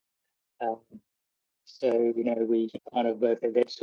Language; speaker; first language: English; native; English